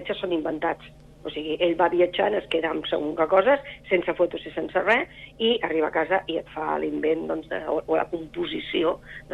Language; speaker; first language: Catalan; native; Catalan